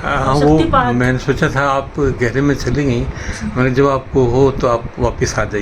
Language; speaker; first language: Hindi; native; Hindi